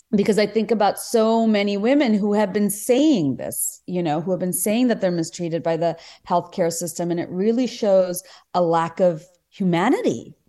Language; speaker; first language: English; non-native, local second language; Bangla